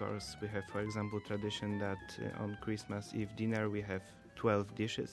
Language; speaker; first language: English; non-native, learner; Polish